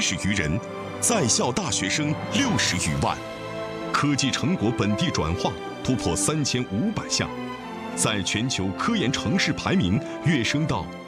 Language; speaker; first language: Chinese; native; Chinese